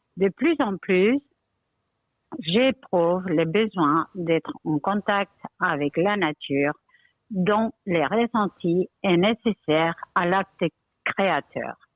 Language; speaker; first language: French; non-native, fluent; Spanish